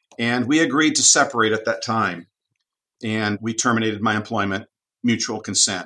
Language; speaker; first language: English; native; English